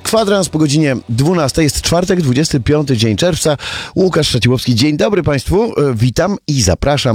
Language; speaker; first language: Polish; native; Polish